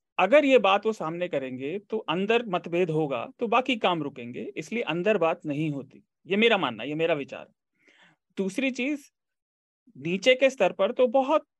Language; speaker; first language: Hindi; native; Hindi